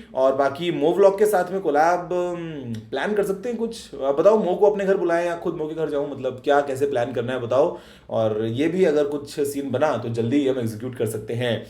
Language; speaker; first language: Hindi; native; Hindi